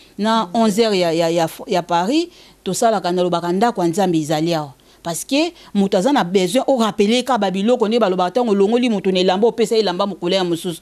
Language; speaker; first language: Lingala; non-native, local second language; Kongo